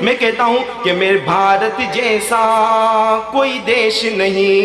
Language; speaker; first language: Hindi; native; Hindi